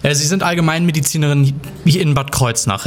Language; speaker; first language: German; native; German